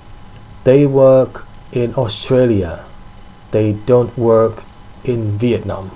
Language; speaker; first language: English; non-native, fluent; Indonesian